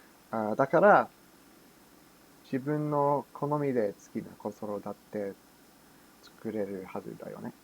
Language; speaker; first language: Japanese; non-native, fluent; English